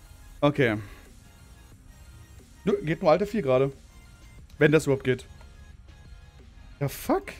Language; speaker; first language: German; native; German